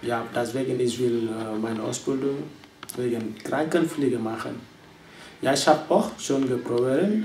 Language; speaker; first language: German; non-native, learner; French